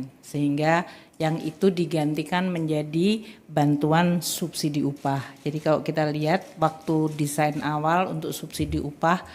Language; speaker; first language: Indonesian; native; Indonesian